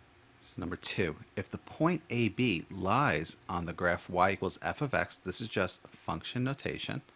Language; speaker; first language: English; native; English